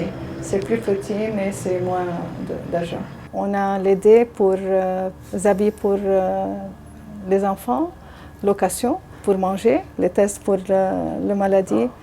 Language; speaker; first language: French; non-native, learner; Arabic